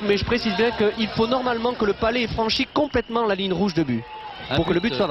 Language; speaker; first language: French; native; French